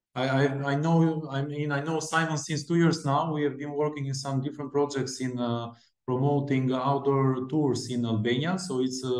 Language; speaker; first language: English; non-native, fluent; Albanian